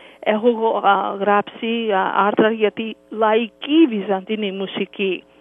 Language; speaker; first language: Greek; early bilingual, heritage; English